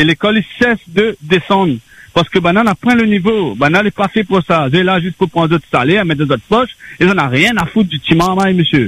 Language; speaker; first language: French; non-native, local second language; Réunion Creole French